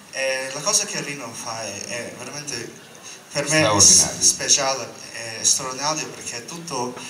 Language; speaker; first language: Italian; non-native, learner; English